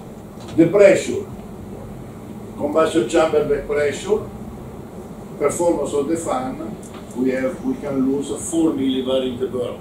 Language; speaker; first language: English; non-native, learner; Italian